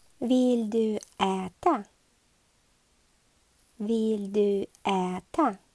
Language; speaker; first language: Swedish; non-native, learner; Ukrainian